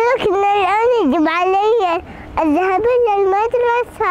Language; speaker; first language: Arabic; early bilingual, heritage; Arabic